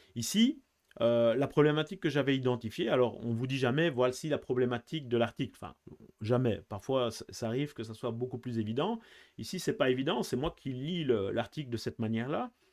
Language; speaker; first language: French; native; French